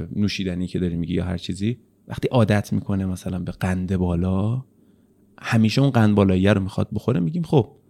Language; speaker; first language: Persian; native; Persian